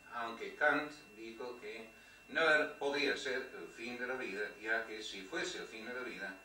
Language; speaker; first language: Spanish; non-native, fluent; English